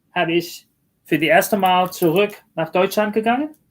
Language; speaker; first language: German; early bilingual, other home language; English